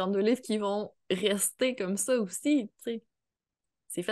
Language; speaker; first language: French; native; French